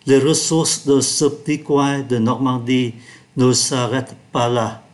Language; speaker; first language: French; non-native, fluent; Vietnamese